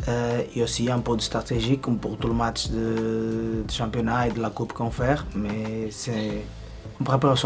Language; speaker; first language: French; non-native, fluent; Spanish